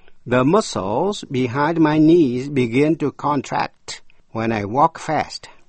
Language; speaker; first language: English; non-native, fluent; Vietnamese